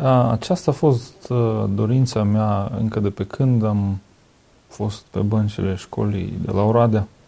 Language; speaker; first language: Romanian; non-native, fluent; Russian